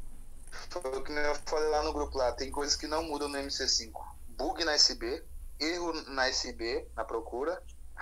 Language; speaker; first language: Portuguese; native; Portuguese